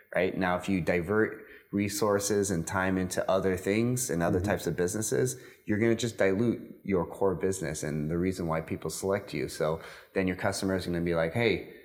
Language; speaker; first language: English; native; English